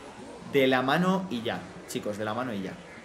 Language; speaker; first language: Spanish; native; Spanish